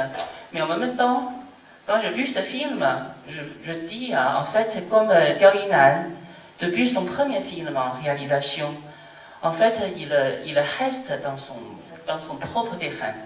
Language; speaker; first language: French; non-native, fluent; Chinese